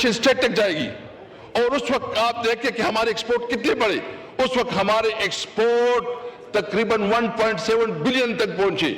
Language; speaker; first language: Urdu; non-native, local second language; Pashto